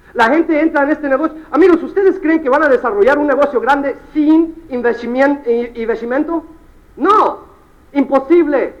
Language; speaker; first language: Spanish; early bilingual, heritage; Spanish